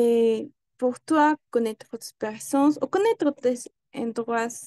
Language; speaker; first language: French; non-native, learner; Spanish